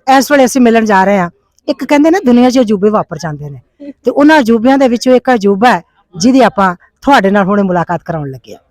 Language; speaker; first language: Punjabi; native; Punjabi